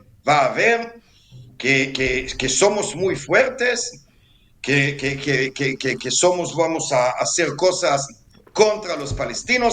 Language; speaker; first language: Spanish; non-native, fluent; Hebrew